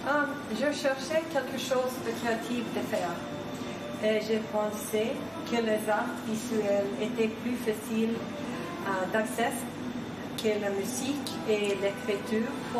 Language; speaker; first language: French; non-native, fluent; Swedish